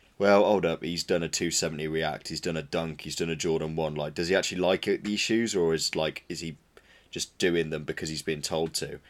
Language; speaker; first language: English; native; English